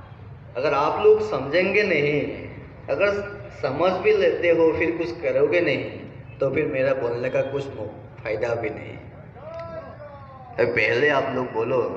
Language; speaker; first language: Hindi; non-native, local second language; Assamese